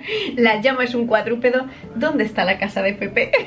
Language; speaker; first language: Spanish; native; Spanish